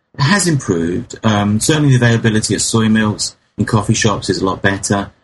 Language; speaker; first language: English; native; English